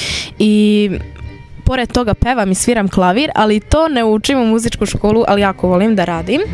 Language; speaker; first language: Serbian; non-native, local second language; Hungarian